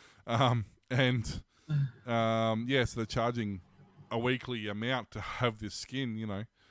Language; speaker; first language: English; native; English